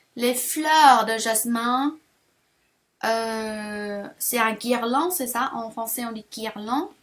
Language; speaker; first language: French; non-native, fluent; Thai